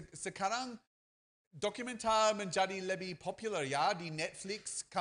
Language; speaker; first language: Indonesian; non-native, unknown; English